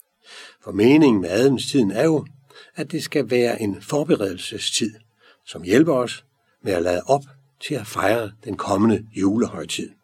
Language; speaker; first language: Danish; native; Danish